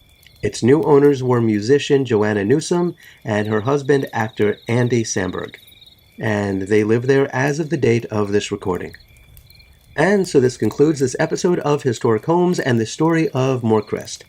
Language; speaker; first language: English; native; English